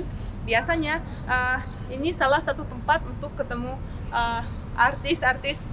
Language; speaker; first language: Indonesian; non-native, fluent; Russian